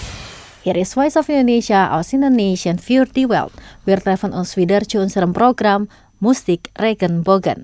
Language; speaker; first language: German; non-native, fluent; Indonesian